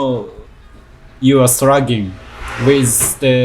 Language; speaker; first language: English; non-native, learner; Japanese